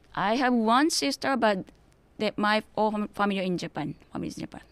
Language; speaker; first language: English; non-native, learner; Japanese